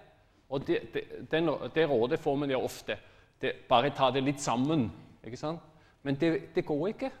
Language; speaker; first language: Norwegian; non-native, fluent; German